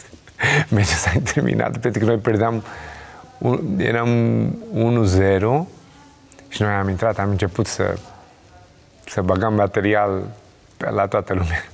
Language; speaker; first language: Romanian; non-native, learner; Portuguese